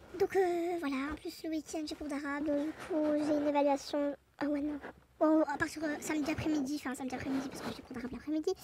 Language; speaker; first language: French; native; French